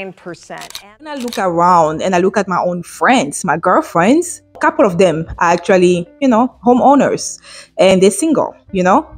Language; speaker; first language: English; non-native, local second language; French